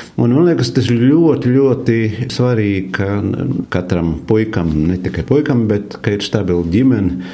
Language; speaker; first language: Latvian; native; Latvian